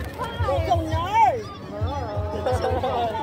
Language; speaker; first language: English; non-native, fluent; Korean